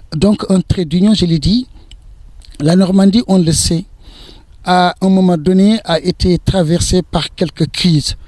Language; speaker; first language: French; non-native, local second language; Wolof